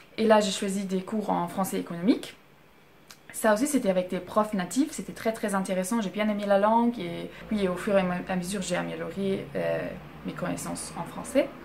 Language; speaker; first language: French; non-native, fluent; German